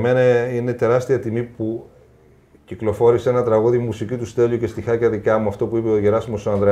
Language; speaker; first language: Greek; native; Greek